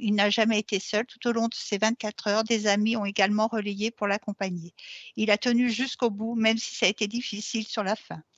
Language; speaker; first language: French; native; French